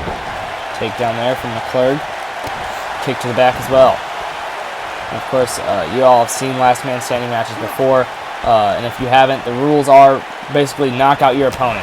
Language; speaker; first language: English; native; English